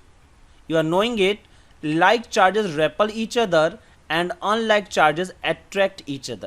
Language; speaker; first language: English; non-native, local second language; Hindi